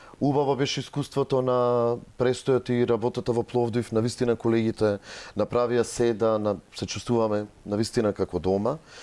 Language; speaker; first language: Macedonian; native; Macedonian